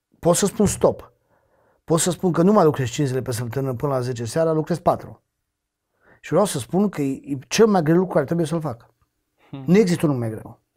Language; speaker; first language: Romanian; native; Romanian